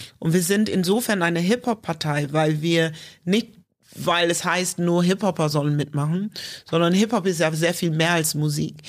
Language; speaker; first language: German; early bilingual, other home language; English